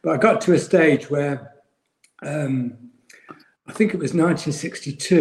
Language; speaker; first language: English; native; English